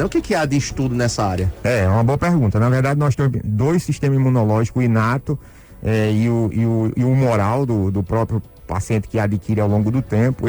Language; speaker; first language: Portuguese; native; Portuguese